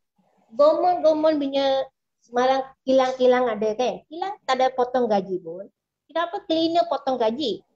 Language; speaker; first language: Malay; non-native, local second language; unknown